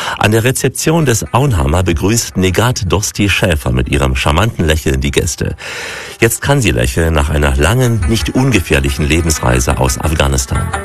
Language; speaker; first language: German; native; German